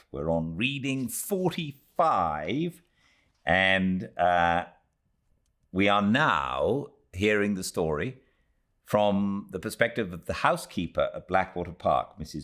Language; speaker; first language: English; native; English